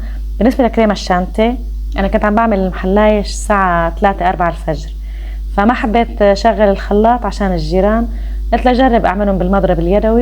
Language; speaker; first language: Arabic; native; Arabic